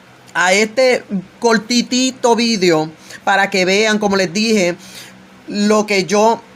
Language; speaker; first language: Spanish; native; Spanish